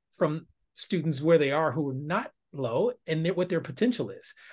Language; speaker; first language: English; native; English